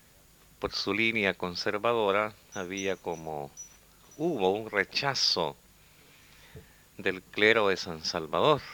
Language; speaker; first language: Spanish; native; Spanish